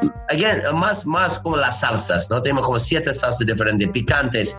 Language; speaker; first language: Spanish; non-native, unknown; English